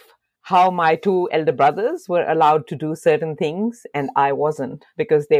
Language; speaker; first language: English; non-native, local second language; Urdu